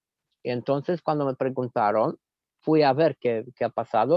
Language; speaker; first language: Spanish; non-native, fluent; Romanian